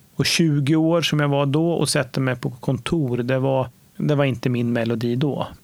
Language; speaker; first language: Swedish; native; Swedish